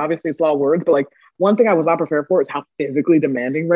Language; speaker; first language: English; native; English